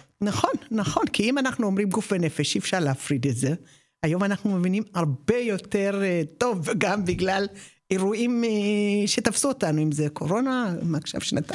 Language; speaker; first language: Hebrew; non-native, fluent; Amharic